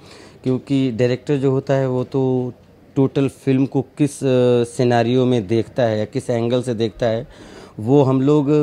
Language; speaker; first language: Hindi; native; Hindi